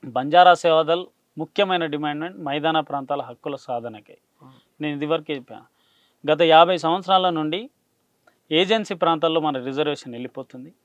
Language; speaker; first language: Telugu; non-native, local second language; Lambadi